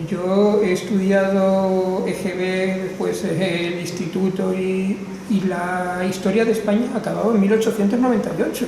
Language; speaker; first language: Spanish; native; Spanish